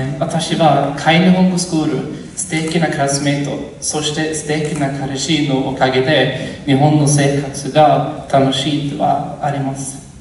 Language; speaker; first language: Japanese; non-native, learner; Swedish